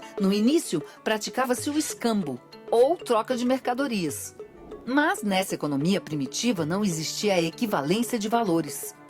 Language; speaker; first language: Portuguese; native; Portuguese